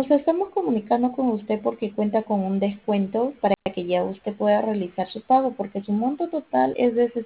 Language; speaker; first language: Spanish; native; Spanish